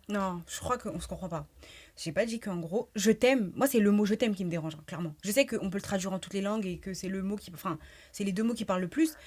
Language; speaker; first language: French; early bilingual, other home language; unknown